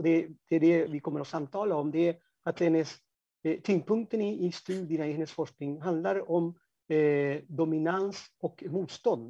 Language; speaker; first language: Swedish; non-native, fluent; Spanish